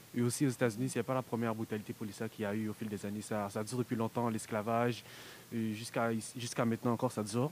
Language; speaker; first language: French; early bilingual, other home language; Haitian Creole